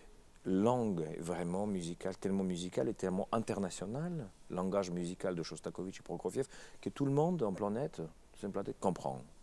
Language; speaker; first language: French; non-native, fluent; Russian